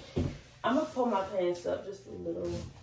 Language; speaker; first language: English; native; English